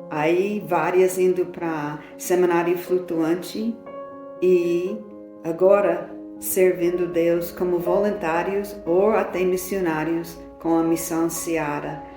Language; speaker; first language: Portuguese; non-native, fluent; English